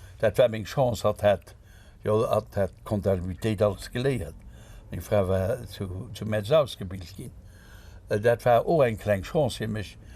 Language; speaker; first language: Luxembourgish; native; Luxembourgish